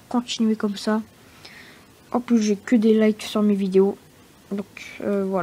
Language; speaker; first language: French; native; French